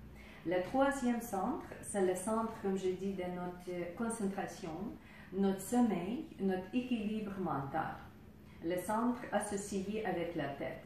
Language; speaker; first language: French; non-native, fluent; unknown